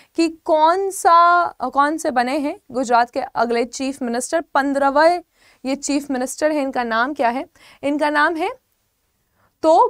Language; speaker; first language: Hindi; native; Hindi